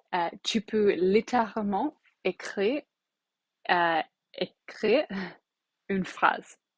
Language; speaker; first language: French; non-native, learner; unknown